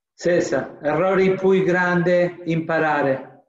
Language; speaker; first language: Italian; non-native, fluent; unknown